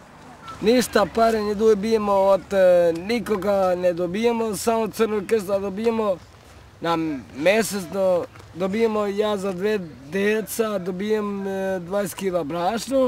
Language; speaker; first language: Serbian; non-native, local second language; Romany